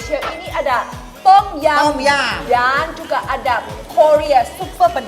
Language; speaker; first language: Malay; non-native, fluent; Thai